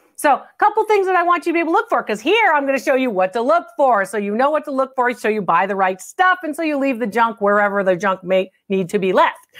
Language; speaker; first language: English; native; English